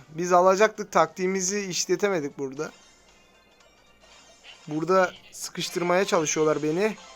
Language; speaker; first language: Turkish; native; Turkish